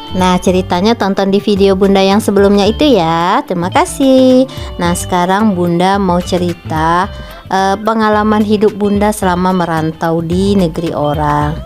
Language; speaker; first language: Indonesian; non-native, local second language; Minangkabau